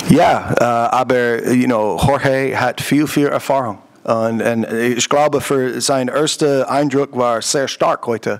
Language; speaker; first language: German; non-native, learner; English